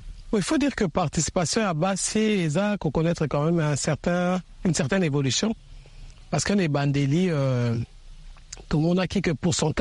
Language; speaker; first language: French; non-native, local second language; Lingala